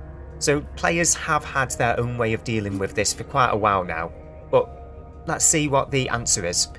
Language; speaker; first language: English; native; English